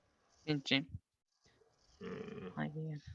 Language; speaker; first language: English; non-native, learner; Portuguese